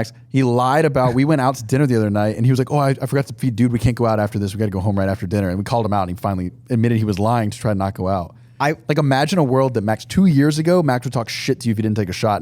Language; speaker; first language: English; native; English